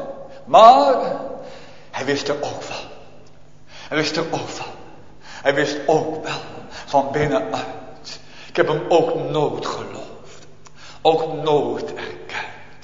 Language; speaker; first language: Dutch; native; Dutch